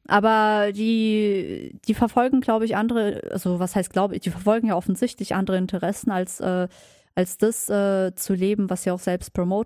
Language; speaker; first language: German; native; German